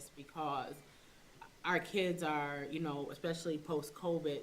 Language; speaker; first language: English; native; English